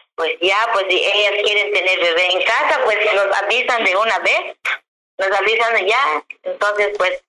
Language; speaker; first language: Spanish; non-native, local second language; Yucateco